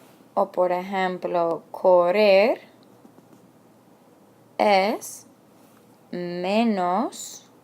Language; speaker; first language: Spanish; non-native, fluent; English